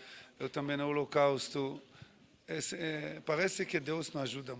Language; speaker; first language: Portuguese; non-native, fluent; Hebrew